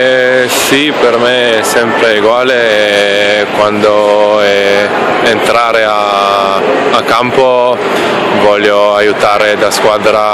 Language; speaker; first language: Italian; non-native, learner; Hebrew